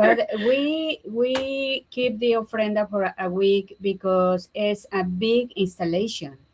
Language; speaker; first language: English; non-native, learner; Spanish